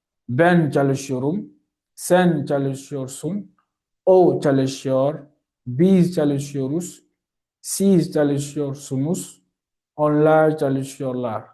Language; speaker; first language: Turkish; non-native, learner; French